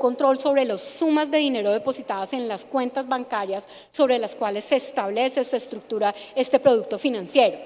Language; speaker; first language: Spanish; native; Spanish